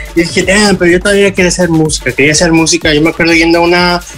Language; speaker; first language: Spanish; early bilingual, heritage; Spanish